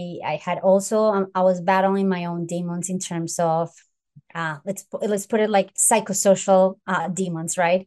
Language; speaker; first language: English; non-native, fluent; Spanish